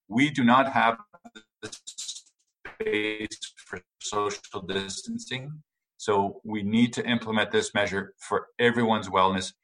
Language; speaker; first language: English; native; English